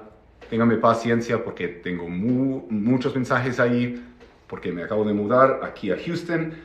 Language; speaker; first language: Spanish; non-native, fluent; English